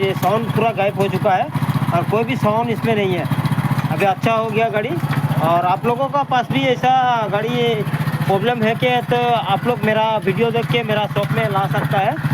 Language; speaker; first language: Hindi; non-native, local second language; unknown